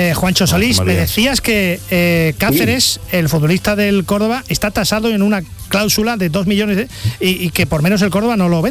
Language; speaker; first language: Spanish; native; Spanish